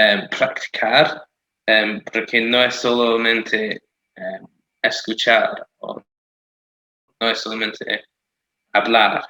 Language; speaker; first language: Spanish; non-native, fluent; English